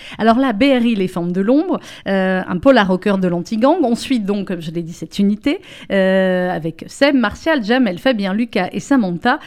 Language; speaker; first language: French; native; French